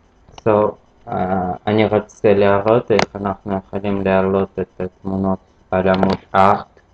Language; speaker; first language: Hebrew; non-native, fluent; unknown